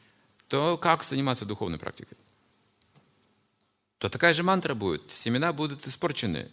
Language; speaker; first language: Russian; native; Russian